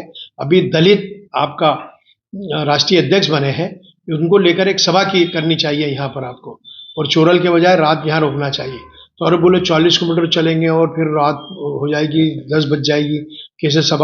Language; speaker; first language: Hindi; native; Hindi